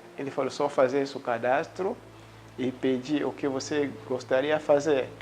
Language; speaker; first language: Portuguese; non-native, learner; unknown